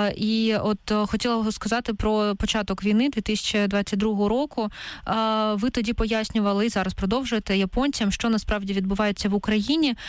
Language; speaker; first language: Ukrainian; native; Ukrainian